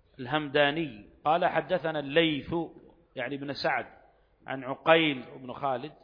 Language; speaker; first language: Arabic; native; Arabic